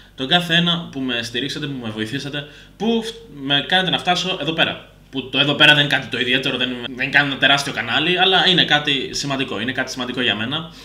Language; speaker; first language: Greek; early bilingual, other home language; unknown